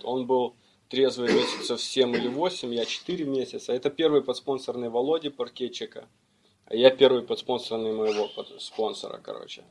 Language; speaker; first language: Russian; native; Russian